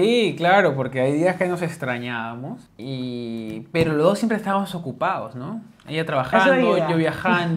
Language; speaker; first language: Spanish; native; Spanish